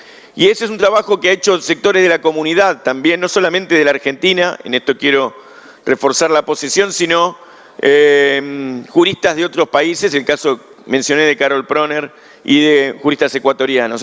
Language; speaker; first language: Spanish; native; Spanish